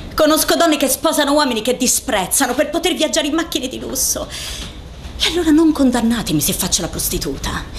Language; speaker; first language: Italian; native; Italian